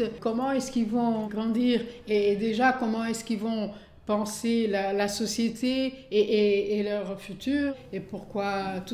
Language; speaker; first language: French; non-native, fluent; Portuguese